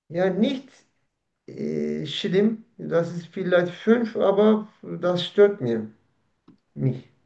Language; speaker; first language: German; non-native, learner; Turkish